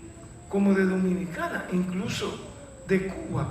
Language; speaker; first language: Spanish; native; Spanish